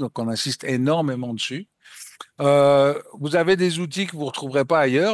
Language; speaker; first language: French; native; French